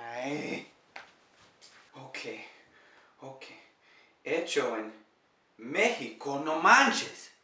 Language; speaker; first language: Spanish; non-native, learner; English